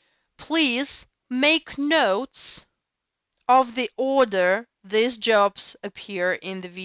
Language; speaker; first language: English; non-native, fluent; Russian